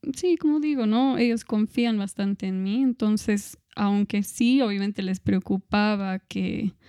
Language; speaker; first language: Spanish; non-native, fluent; English